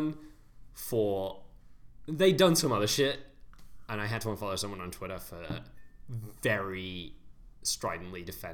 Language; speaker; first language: English; native; English